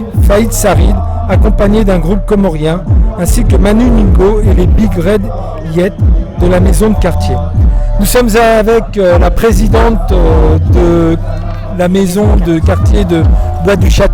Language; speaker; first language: French; native; French